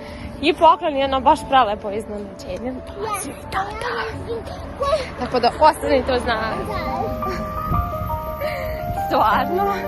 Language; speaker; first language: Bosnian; early bilingual, heritage; Serbian